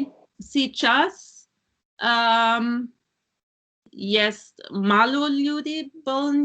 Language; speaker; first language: Russian; non-native, learner; German